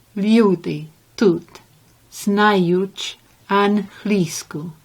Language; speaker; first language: Ukrainian; non-native, learner; English